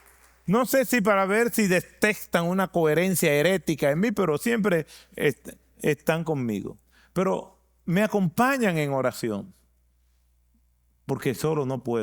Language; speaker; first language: Spanish; native; Spanish